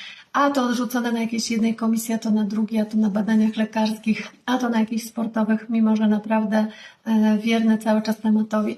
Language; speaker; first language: Polish; native; Polish